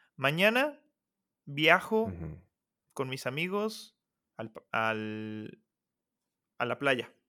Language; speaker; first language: Spanish; native; Spanish